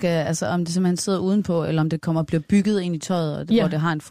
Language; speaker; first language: Danish; native; Danish